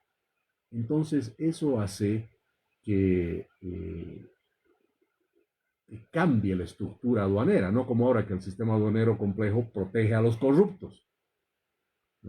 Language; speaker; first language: Spanish; native; Spanish